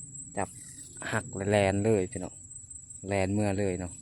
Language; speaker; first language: Thai; non-native, local second language; Northeastern Thai